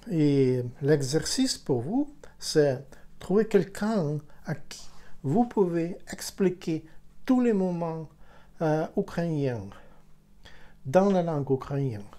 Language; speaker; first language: French; non-native, learner; Ukrainian